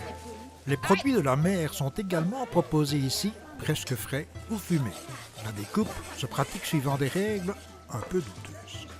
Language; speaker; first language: French; native; French